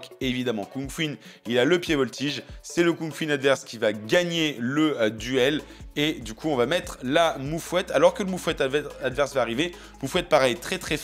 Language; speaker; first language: French; native; French